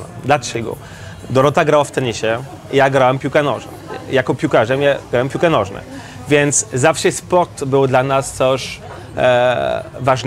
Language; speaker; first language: Polish; non-native, learner; French